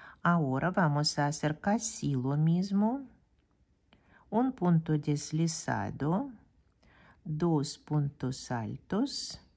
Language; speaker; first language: Spanish; non-native, fluent; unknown